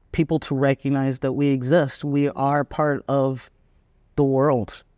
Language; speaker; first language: English; native; English